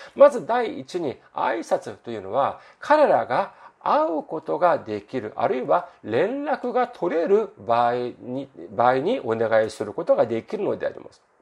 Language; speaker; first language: Japanese; non-native, fluent; Korean